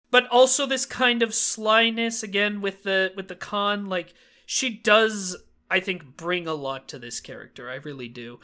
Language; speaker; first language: English; native; English